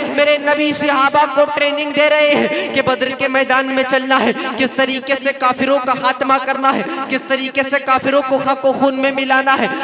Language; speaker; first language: Hindi; native; Hindi